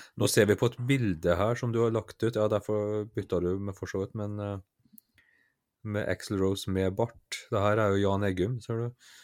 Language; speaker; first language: Norwegian; native; Norwegian